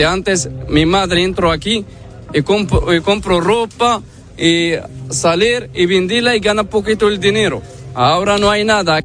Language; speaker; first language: Spanish; non-native, learner; Arabic